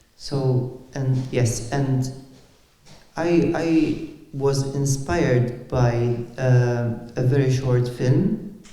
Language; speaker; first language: English; non-native, local second language; Maltese